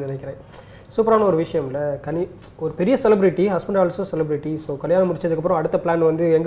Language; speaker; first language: Tamil; native; Tamil